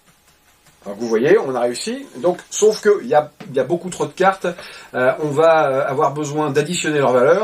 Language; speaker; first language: French; native; French